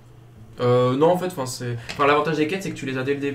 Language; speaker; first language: French; native; French